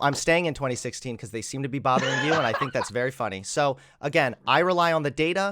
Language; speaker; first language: English; native; English